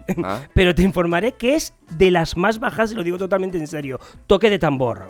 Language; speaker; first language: Spanish; native; Spanish